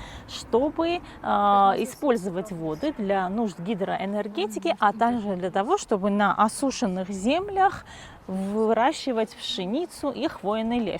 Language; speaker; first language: Russian; native; Russian